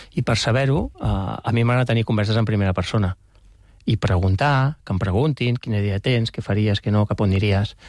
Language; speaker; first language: Catalan; native; Catalan